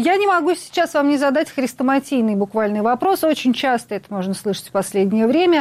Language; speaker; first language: Russian; native; Russian